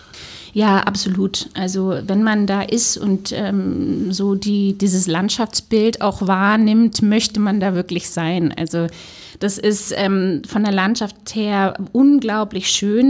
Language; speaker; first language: German; native; German